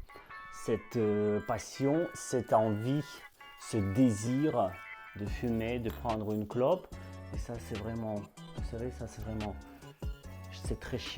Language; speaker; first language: French; non-native, fluent; Russian